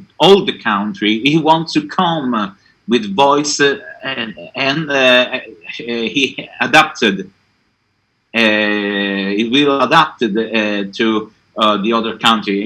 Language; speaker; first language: English; non-native, learner; Italian